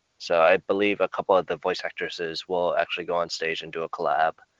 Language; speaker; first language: English; native; English